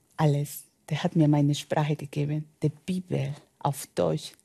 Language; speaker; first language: German; non-native, learner; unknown